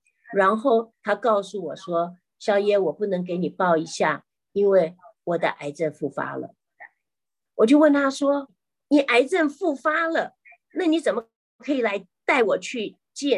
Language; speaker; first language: Chinese; native; Chinese